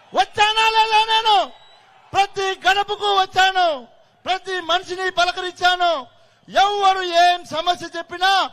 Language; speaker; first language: Telugu; native; Telugu